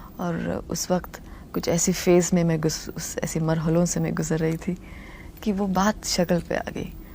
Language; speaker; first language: Hindi; non-native, local second language; Tamil